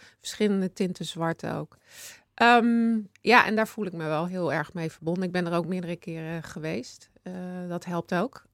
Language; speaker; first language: Dutch; native; Dutch